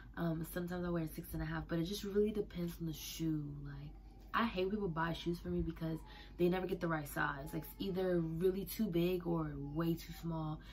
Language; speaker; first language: English; native; English